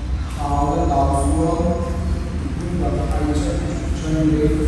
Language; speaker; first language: Vietnamese; non-native, learner; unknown